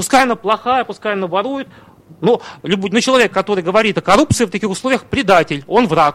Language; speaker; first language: Russian; native; Russian